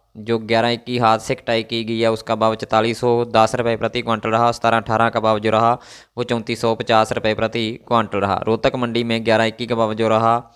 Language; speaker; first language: Hindi; non-native, local second language; Punjabi